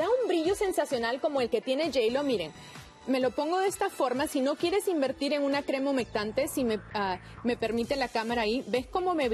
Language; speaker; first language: Spanish; native; Spanish